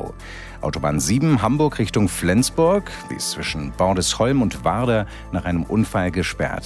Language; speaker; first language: German; native; German